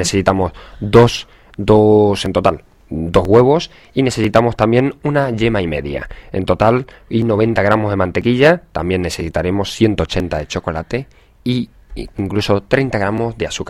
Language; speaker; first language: Spanish; native; Spanish